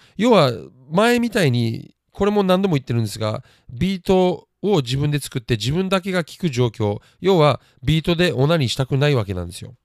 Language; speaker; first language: Japanese; native; Japanese